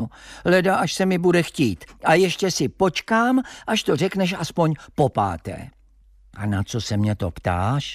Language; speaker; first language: Czech; native; Czech